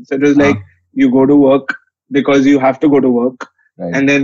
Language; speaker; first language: English; non-native, local second language; Hindi